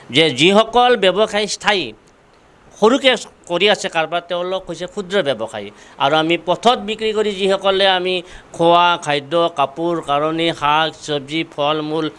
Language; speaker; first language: Assamese; native; Assamese